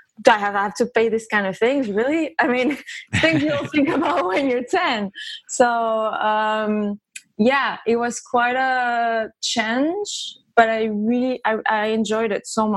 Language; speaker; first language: English; early bilingual, other home language; French